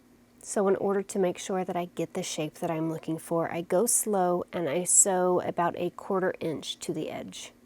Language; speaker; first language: English; native; English